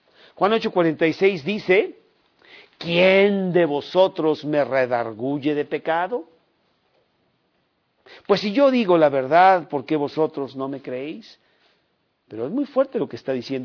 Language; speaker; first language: Spanish; native; Spanish